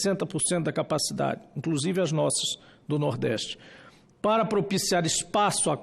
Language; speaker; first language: Portuguese; native; Portuguese